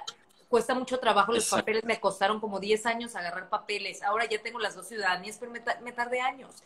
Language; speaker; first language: Spanish; native; Spanish